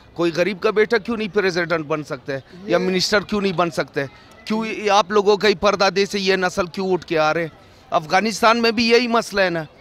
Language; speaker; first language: Urdu; non-native, fluent; Persian